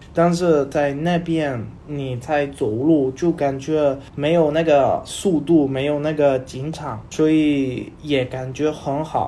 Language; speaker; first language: Chinese; non-native, learner; Spanish